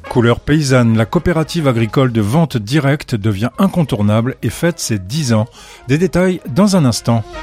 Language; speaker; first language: French; native; French